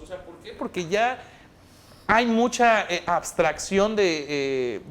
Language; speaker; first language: Spanish; native; Spanish